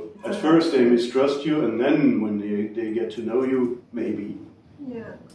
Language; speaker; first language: English; non-native, fluent; Italian